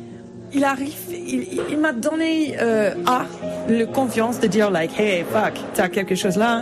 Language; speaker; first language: French; non-native, fluent; English